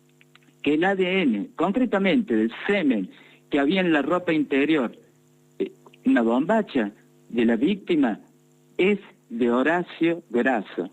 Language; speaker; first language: Spanish; native; Spanish